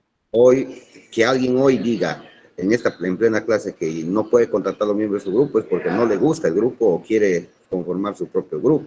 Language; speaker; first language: Spanish; native; Spanish